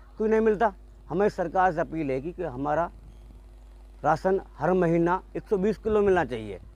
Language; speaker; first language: Hindi; native; Hindi